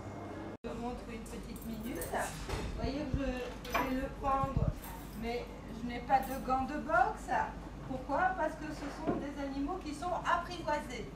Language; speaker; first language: French; native; French